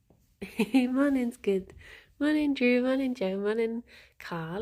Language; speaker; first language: English; native; English